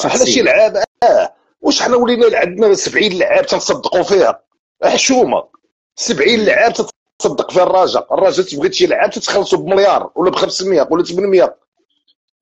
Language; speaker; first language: Arabic; native; Arabic